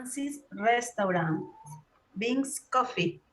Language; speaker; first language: English; non-native, learner; Spanish